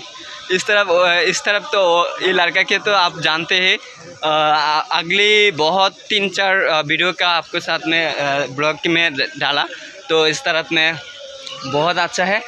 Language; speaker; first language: Hindi; non-native, learner; Bangla